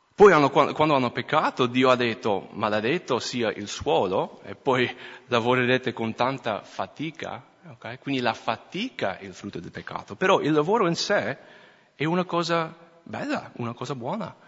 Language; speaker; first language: Italian; non-native, fluent; English